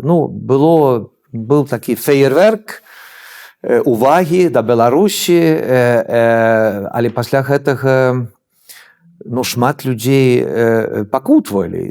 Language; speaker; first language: Russian; non-native, fluent; Swedish